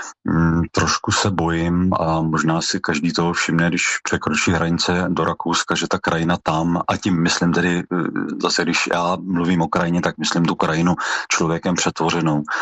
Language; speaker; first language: Czech; native; Czech